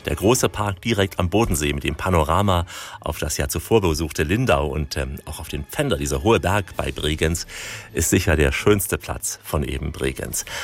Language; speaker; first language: German; native; German